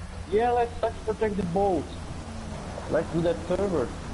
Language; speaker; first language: English; non-native, fluent; Portuguese